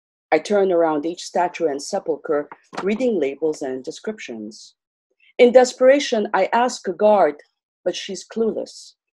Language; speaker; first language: English; non-native, local second language; Armenian